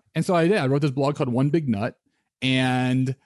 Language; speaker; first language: English; native; English